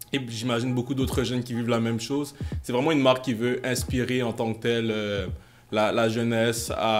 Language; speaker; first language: French; native; French